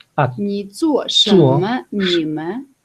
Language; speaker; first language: Chinese; non-native, learner; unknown